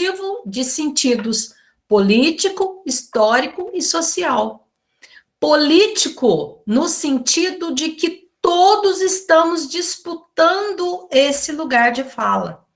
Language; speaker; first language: Portuguese; native; Portuguese